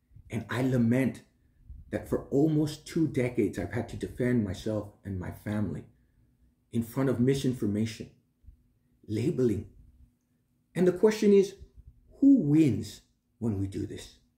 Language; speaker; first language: English; early bilingual, other home language; Spanish